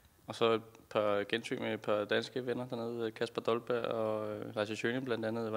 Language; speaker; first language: Danish; native; Danish